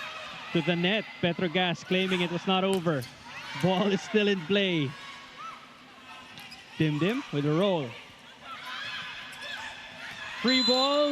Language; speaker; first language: English; non-native, local second language; Filipino